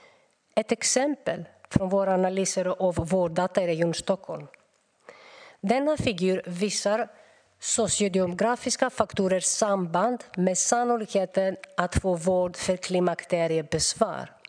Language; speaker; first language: Swedish; non-native, fluent; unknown